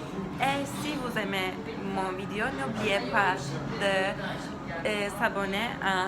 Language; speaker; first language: French; non-native, learner; Turkish